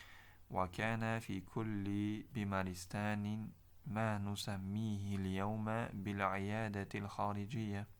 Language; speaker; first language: Arabic; non-native, fluent; Uzbek